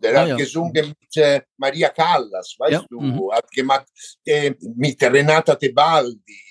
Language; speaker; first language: German; non-native, learner; Italian